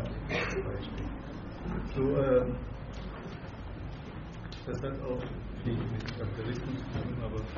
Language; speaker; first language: German; non-native, fluent; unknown